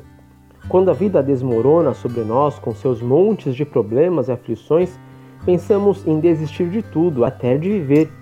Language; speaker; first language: Portuguese; native; Portuguese